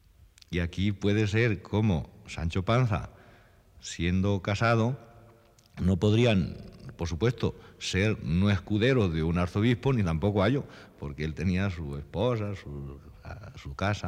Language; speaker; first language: Spanish; native; Spanish